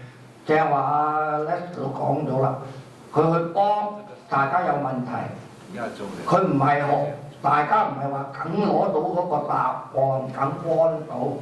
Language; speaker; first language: Cantonese; native; Cantonese